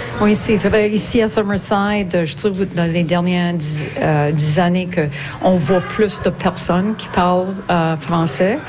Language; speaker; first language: French; native; French